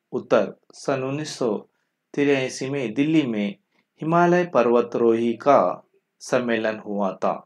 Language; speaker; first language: Hindi; non-native, local second language; Kannada